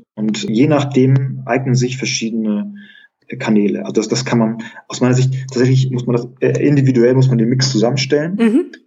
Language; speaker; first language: German; early bilingual, other home language; Greek